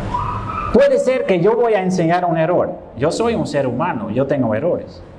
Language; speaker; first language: Spanish; non-native, fluent; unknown